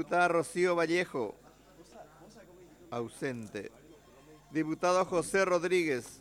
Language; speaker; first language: Spanish; native; Spanish